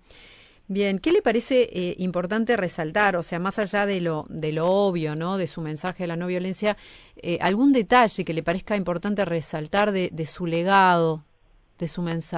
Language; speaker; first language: Spanish; native; Spanish